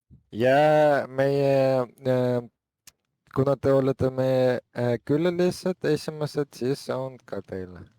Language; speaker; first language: Estonian; non-native, local second language; Russian